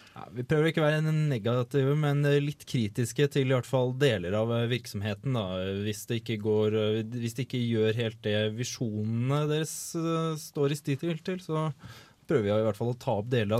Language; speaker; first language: Norwegian; native; Norwegian